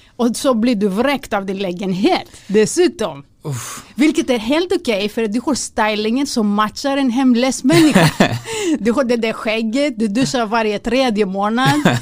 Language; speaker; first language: Swedish; non-native, fluent; Greek